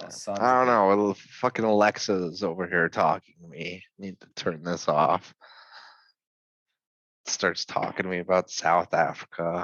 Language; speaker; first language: English; native; English